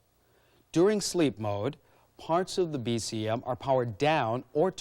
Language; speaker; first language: English; native; English